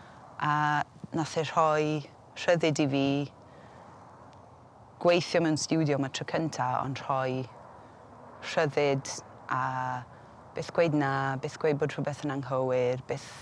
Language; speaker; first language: Welsh; native; Welsh